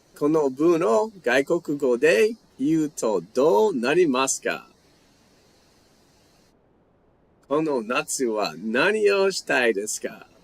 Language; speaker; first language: Japanese; non-native, fluent; English